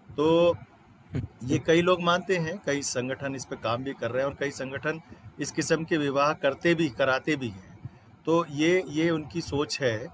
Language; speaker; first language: Hindi; native; Hindi